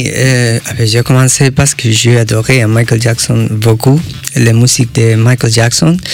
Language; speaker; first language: French; non-native, learner; Spanish